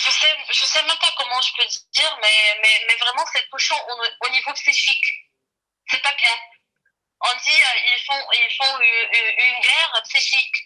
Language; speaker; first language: French; non-native, local second language; Arabic